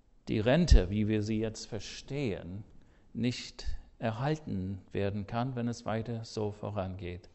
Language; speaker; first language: German; non-native, fluent; English